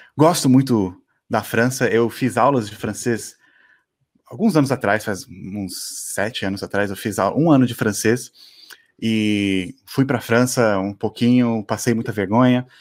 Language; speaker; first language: Portuguese; native; Portuguese